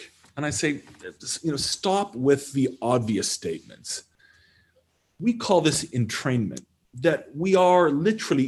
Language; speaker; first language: English; native; English